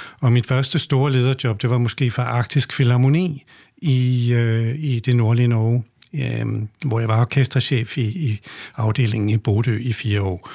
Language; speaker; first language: Danish; native; Danish